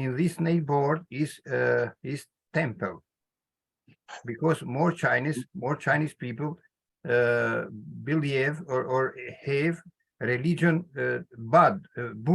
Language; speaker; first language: English; non-native, learner; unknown